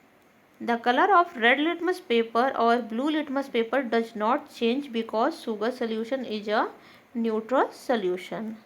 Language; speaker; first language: English; non-native, local second language; Hindi